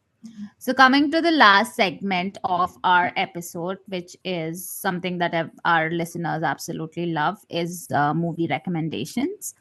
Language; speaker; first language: English; non-native, local second language; Malayalam